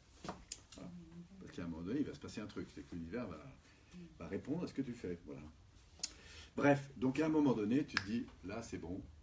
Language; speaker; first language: French; native; French